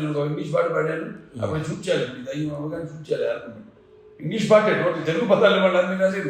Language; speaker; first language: Telugu; native; Telugu